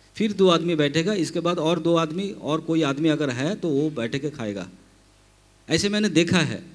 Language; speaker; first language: Hindi; non-native, local second language; Bangla